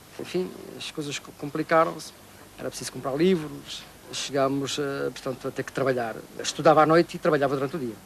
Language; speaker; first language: Portuguese; native; Portuguese